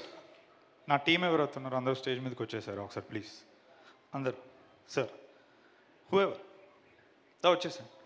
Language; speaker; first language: Telugu; native; Telugu